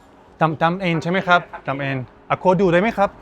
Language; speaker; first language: Thai; non-native, learner; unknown